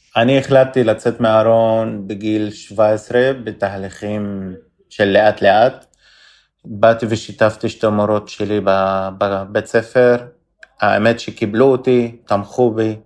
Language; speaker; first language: Hebrew; non-native, local second language; Arabic